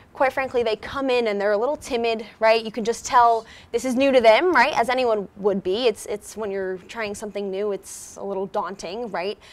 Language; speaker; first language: English; native; English